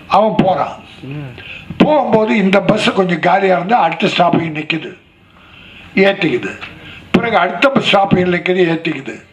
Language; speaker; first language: Tamil; native; Tamil